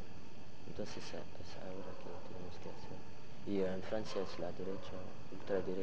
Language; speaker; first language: Spanish; non-native, learner; French